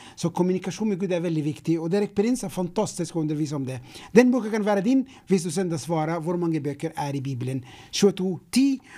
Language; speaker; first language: Norwegian; non-native, fluent; English